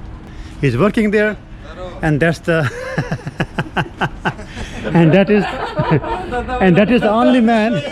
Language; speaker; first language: English; non-native, local second language; Urdu